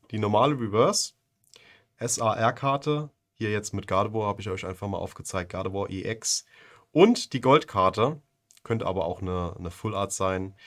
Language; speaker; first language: German; native; German